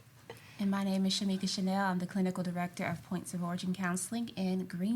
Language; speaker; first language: English; native; English